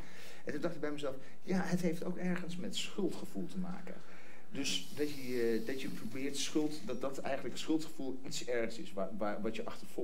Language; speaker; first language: Dutch; non-native, fluent; English